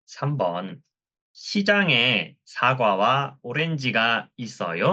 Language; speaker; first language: Korean; non-native, learner; Thai